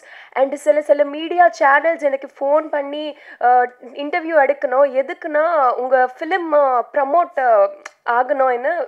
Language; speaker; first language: Tamil; non-native, learner; Telugu